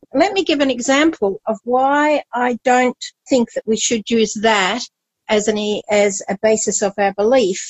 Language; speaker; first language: English; native; English